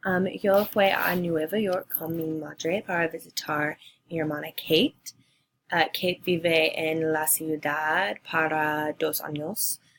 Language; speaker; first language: Spanish; non-native, learner; English